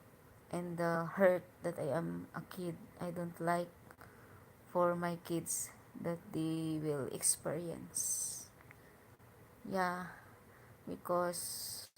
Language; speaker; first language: English; non-native, learner; Hiligaynon